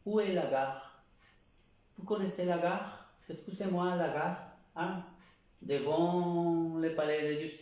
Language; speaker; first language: French; non-native, fluent; Spanish